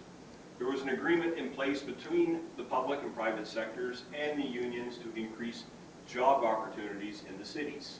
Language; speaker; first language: English; native; English